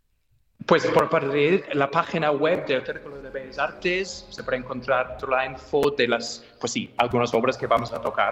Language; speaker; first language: Spanish; non-native, fluent; English